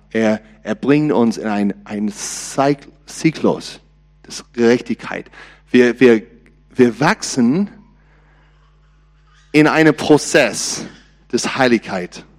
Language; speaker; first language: German; non-native, learner; English